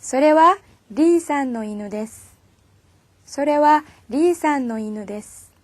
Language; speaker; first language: Japanese; non-native, fluent; Korean